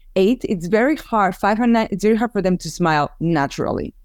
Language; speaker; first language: English; non-native, fluent; Spanish